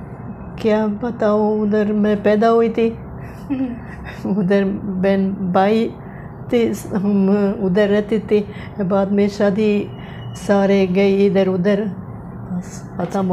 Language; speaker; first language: Hindi; non-native, learner; Bosnian